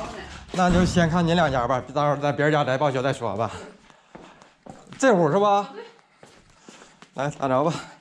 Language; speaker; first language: Chinese; native; Chinese